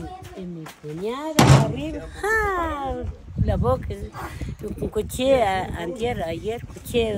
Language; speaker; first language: Spanish; non-native, local second language; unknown